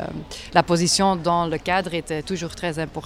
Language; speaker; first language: French; non-native, local second language; Dutch